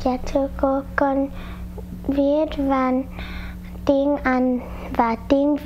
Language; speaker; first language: Vietnamese; early bilingual, heritage; Vietnamese